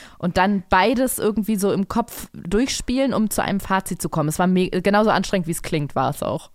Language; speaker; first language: German; native; German